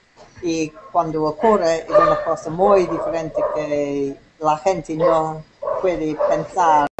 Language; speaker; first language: Spanish; non-native, learner; English